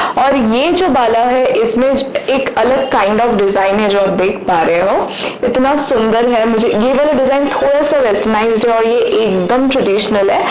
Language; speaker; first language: Hindi; non-native, local second language; Bangla